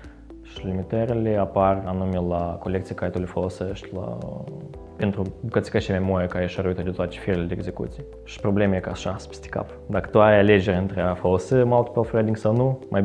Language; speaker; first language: Romanian; native; Romanian